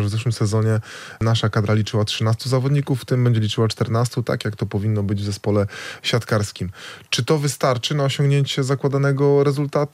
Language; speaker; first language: Polish; native; Polish